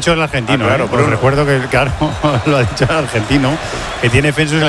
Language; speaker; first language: Spanish; native; Spanish